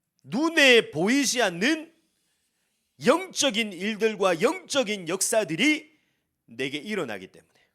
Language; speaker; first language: Korean; native; Korean